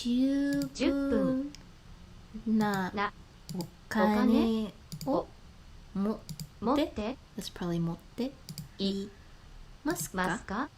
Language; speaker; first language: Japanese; non-native, learner; English